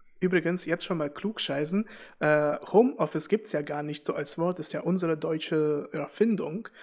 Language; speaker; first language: German; early bilingual, other home language; Russian